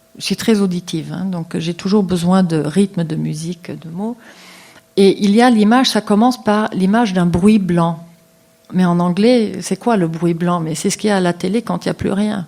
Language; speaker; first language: French; non-native, local second language; Luxembourgish